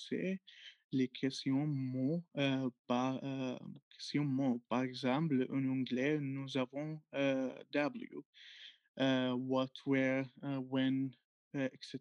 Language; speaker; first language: French; non-native, learner; Arabic